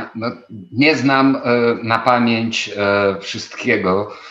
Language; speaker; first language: Polish; non-native, fluent; Ukrainian